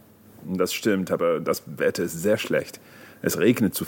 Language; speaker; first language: German; non-native, learner; English